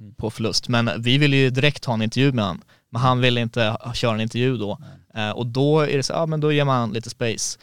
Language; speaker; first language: Swedish; native; Swedish